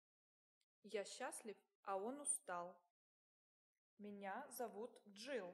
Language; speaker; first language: Russian; non-native, learner; English